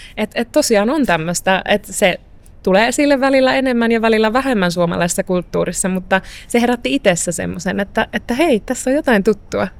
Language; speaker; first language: Finnish; early bilingual, other home language; Arabic